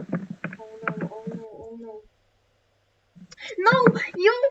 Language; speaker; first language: English; non-native, learner; Polish